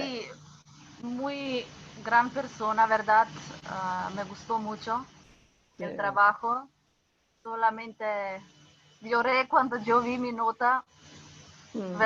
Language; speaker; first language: Spanish; non-native, fluent; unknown